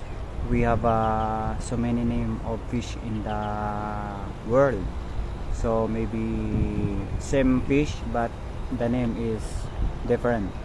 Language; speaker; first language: English; non-native, learner; Filipino